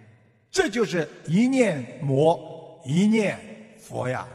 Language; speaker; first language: Chinese; native; Chinese